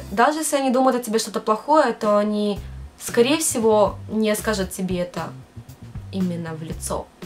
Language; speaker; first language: Russian; native; Russian